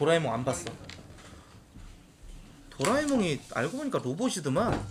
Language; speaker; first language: Korean; native; Korean